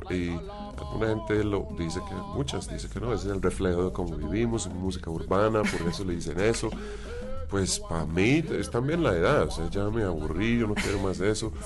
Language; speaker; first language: Spanish; non-native, fluent; English